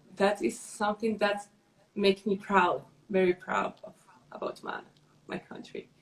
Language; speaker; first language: English; non-native, learner; Spanish